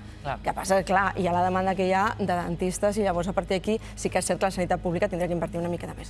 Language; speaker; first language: Catalan; native; Catalan